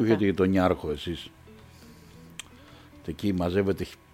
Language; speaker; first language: Greek; native; Greek